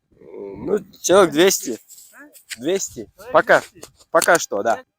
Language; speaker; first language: Russian; non-native, local second language; Kyrgyz